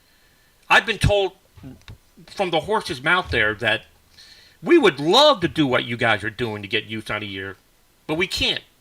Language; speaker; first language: English; native; English